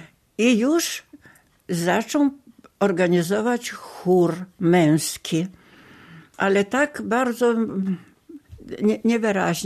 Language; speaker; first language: Polish; non-native, local second language; Ukrainian